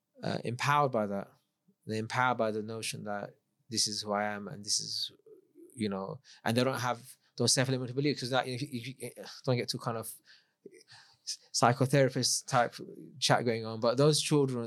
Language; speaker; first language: English; native; English